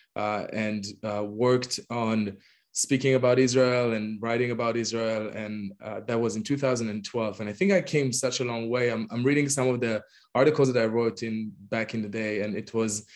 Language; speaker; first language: English; non-native, fluent; Hebrew